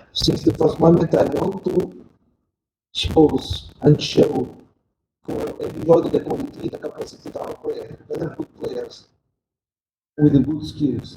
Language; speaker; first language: English; non-native, learner; Portuguese